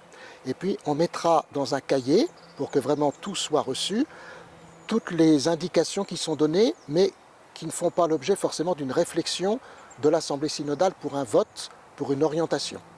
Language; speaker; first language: French; native; French